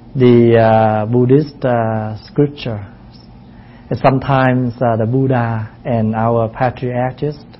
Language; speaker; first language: English; non-native, fluent; Vietnamese